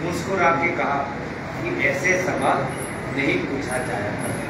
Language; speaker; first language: Hindi; non-native, local second language; Assamese